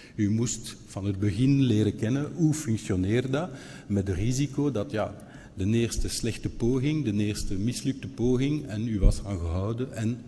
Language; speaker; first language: Dutch; non-native, local second language; French